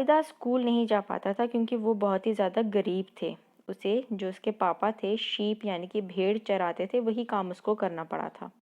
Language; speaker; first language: Hindi; non-native, local second language; Punjabi